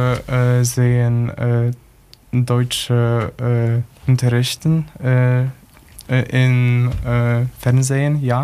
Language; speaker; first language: German; non-native, learner; Polish